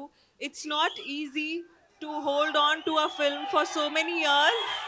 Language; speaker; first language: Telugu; non-native, learner; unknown